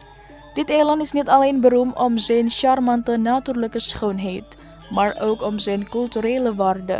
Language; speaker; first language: Dutch; non-native, learner; Indonesian